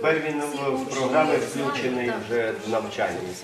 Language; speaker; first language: Ukrainian; native; Ukrainian